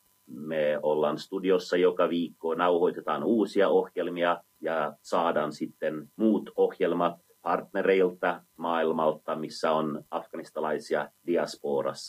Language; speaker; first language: Finnish; non-native, fluent; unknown